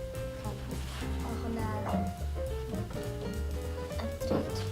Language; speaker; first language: Welsh; non-native, local second language; English